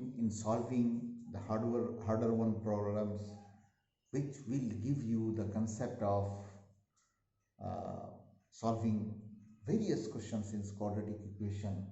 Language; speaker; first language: English; non-native, local second language; Hindi